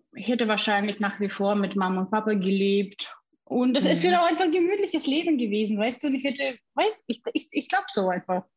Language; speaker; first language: German; non-native, fluent; Russian